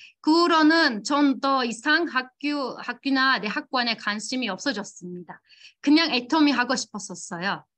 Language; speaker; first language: Korean; non-native, fluent; Turkish